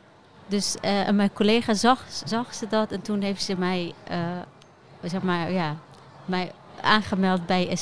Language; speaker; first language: Dutch; non-native, fluent; Persian